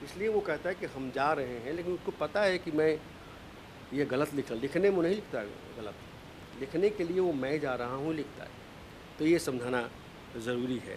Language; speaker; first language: Hindi; native; Hindi